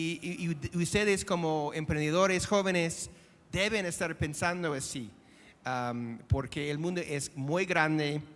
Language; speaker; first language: Spanish; non-native, fluent; English